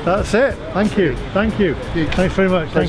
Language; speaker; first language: English; native; English